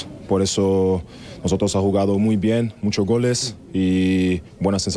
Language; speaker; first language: Spanish; non-native, learner; German